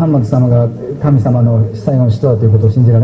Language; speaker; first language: Japanese; native; Japanese